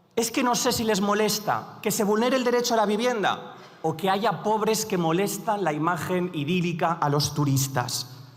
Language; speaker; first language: Spanish; native; Spanish